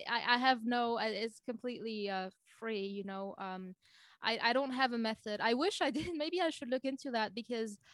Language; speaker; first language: English; non-native, fluent; French